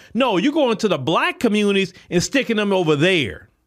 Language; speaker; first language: English; native; English